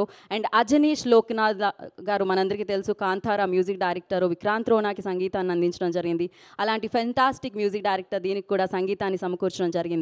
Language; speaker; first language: Telugu; native; Telugu